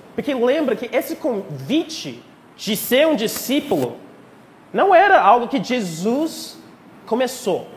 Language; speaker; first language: Portuguese; non-native, fluent; English